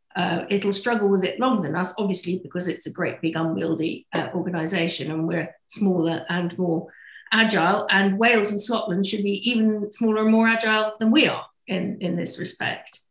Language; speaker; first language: English; native; English